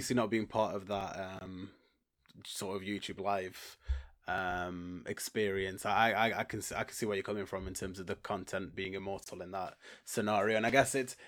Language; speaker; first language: English; native; English